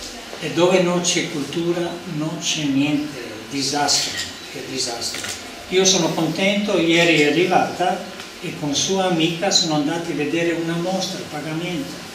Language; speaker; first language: Italian; non-native, learner; Serbian